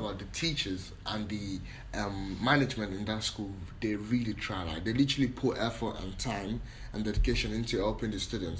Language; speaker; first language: English; native; English